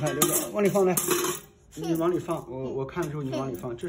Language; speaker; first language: Chinese; native; Chinese